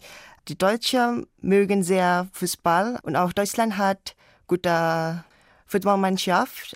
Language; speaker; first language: German; non-native, learner; Indonesian